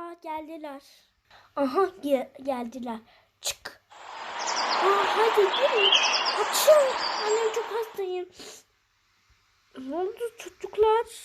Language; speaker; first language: Turkish; early bilingual, heritage; Turkish